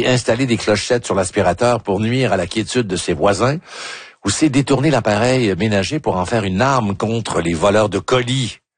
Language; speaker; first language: French; native; French